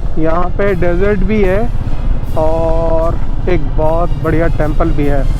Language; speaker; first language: Hindi; native; Hindi